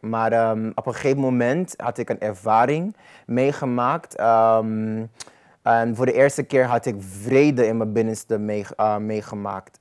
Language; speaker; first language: Dutch; non-native, local second language; Papiamento